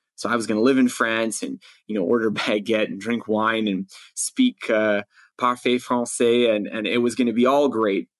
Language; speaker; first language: English; native; English